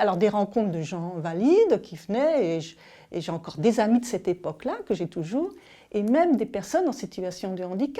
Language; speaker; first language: French; native; French